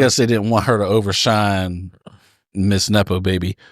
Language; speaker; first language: English; native; English